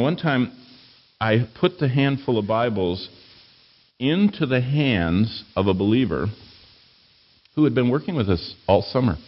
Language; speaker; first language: English; native; English